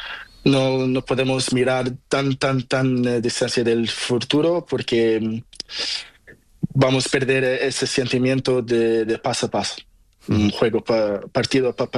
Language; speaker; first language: Spanish; non-native, learner; Portuguese